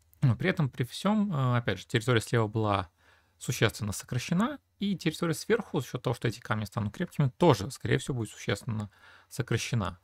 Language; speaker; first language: Russian; native; Russian